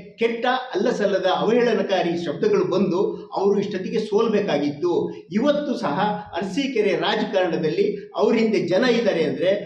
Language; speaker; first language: Kannada; non-native, local second language; Lambadi